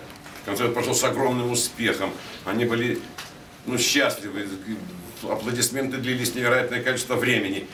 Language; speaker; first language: Russian; native; Russian